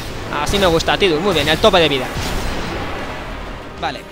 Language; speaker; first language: Spanish; native; Spanish